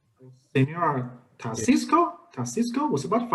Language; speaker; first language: Portuguese; non-native, learner; Chinese